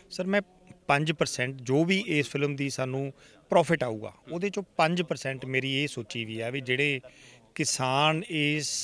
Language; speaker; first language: Punjabi; native; Punjabi